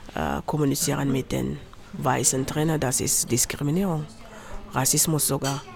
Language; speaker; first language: German; non-native, fluent; Wolof